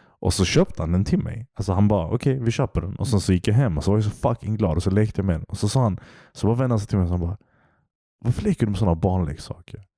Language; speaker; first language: Swedish; early bilingual, other home language; Turkish